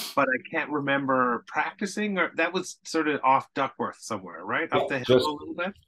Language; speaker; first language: English; native; English